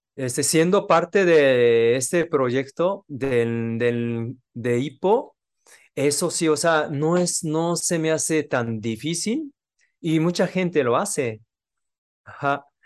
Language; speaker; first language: Spanish; non-native, fluent; Japanese